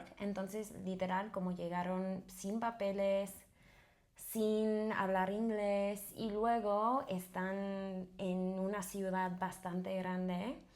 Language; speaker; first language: Spanish; non-native, fluent; English